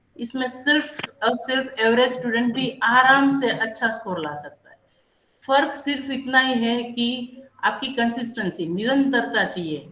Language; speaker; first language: Hindi; non-native, local second language; Gujarati